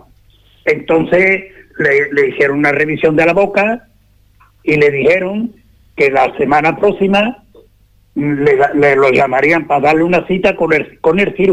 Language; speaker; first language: Spanish; native; Spanish